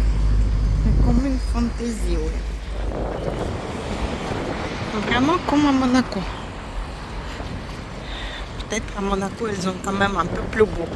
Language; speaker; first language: French; non-native, fluent; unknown